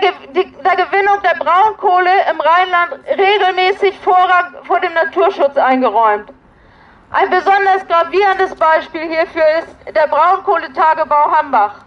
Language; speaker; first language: German; native; German